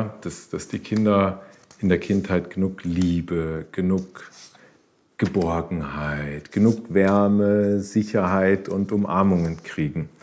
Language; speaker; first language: German; native; German